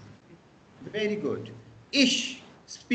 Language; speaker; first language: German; non-native, fluent; Hindi